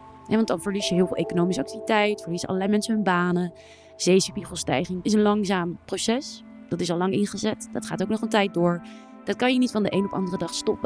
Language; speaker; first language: Dutch; native; Dutch